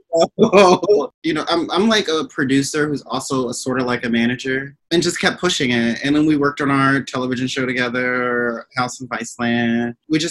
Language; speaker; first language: English; native; English